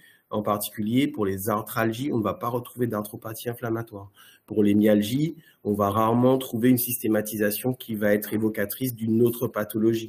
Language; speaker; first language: French; native; French